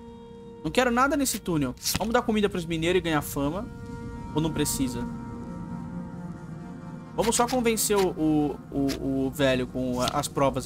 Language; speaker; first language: Portuguese; native; Portuguese